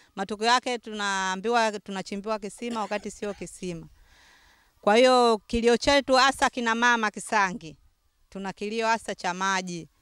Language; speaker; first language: Swahili; native; Swahili